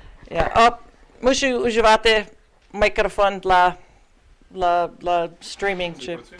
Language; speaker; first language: Ukrainian; early bilingual, heritage; Ukrainian